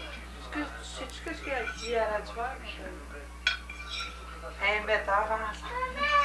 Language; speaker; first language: French; native; French